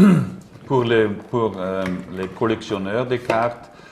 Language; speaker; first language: French; non-native, learner; German